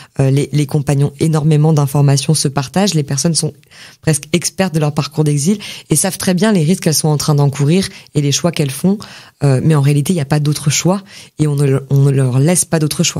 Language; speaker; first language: French; native; French